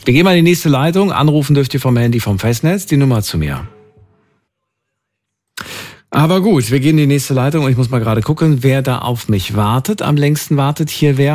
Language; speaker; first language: German; native; German